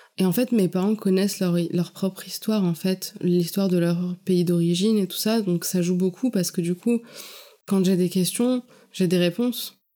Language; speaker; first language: French; native; French